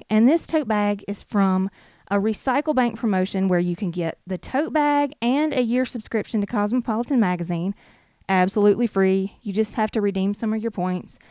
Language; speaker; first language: English; native; English